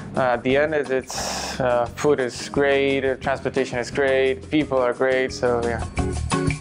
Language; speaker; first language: English; non-native, fluent; Spanish